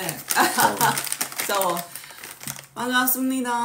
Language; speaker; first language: Korean; non-native, learner; English